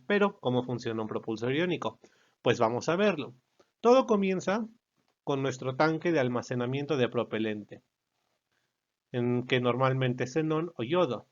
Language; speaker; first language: Spanish; native; Spanish